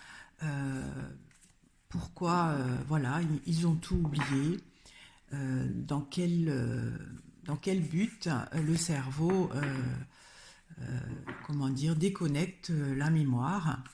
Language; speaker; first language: French; native; French